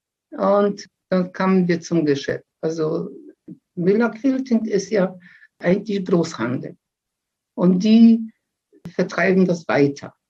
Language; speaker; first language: German; early bilingual, other home language; Polish